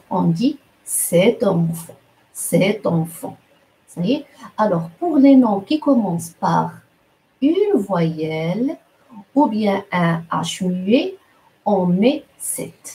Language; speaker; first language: French; non-native, local second language; Arabic